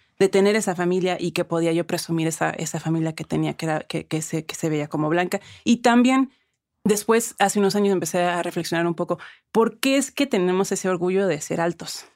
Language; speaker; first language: Spanish; early bilingual, other home language; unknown